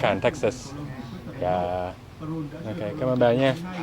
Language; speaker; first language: Vietnamese; non-native, learner; English